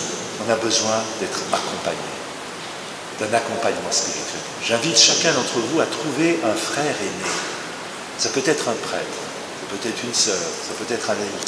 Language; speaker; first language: French; native; French